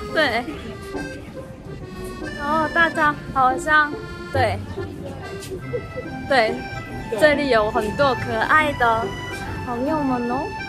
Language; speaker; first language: Chinese; non-native, learner; Korean